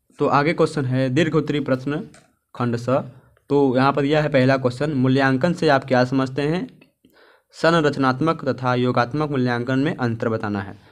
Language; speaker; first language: Hindi; native; Hindi